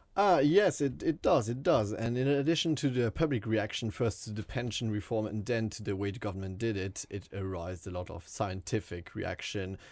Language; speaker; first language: English; non-native, fluent; French